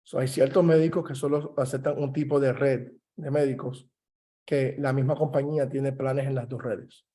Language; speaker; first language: Spanish; early bilingual, heritage; Spanish